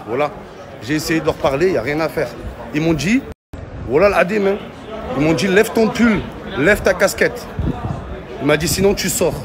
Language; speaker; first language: French; native; French